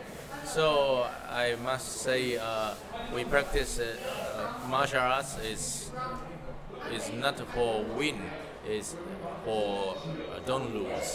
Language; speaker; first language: English; non-native, learner; Japanese